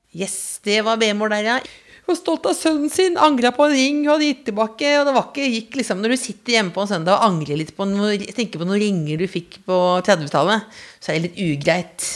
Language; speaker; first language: Norwegian; native; Norwegian